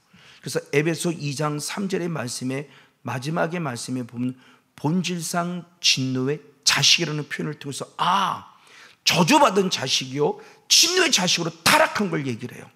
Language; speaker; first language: Korean; native; Korean